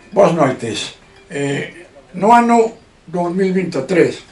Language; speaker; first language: Galician; non-native, local second language; Spanish